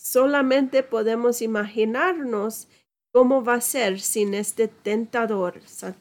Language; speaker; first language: Spanish; non-native, fluent; English